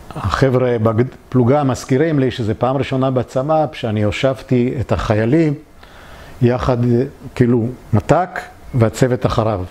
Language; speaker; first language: Hebrew; early bilingual, other home language; Polish